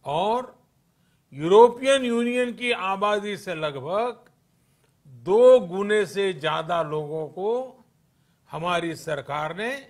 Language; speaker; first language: Hindi; non-native, local second language; Gujarati